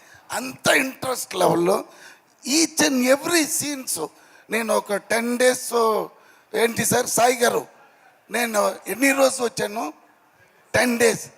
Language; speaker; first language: Telugu; non-native, learner; Tamil